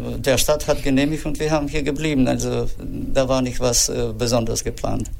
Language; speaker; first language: German; non-native, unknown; Russian